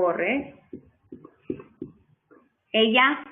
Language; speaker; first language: Spanish; non-native, fluent; English